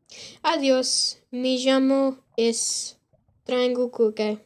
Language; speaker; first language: Spanish; non-native, learner; English